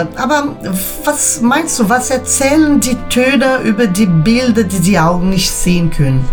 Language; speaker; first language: German; native; German